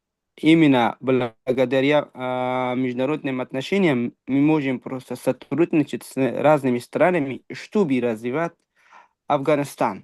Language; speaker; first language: Russian; non-native, fluent; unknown